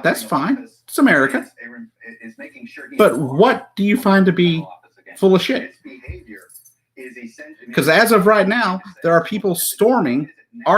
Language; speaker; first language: English; native; English